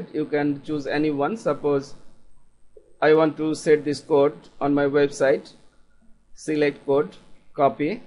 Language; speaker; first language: English; non-native, local second language; Bangla